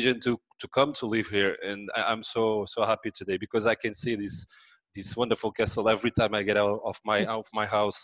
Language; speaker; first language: English; non-native, fluent; French